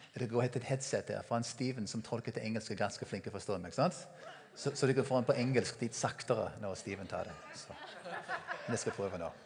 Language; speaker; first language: Norwegian; non-native, fluent; English